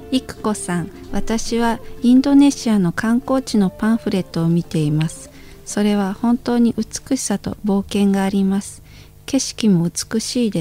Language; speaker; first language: Japanese; non-native, fluent; Indonesian